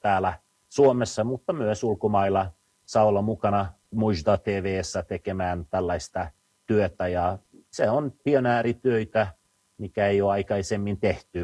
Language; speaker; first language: Finnish; early bilingual, heritage; Finnish